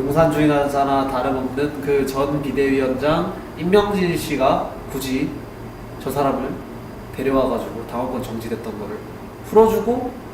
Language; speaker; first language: Korean; native; Korean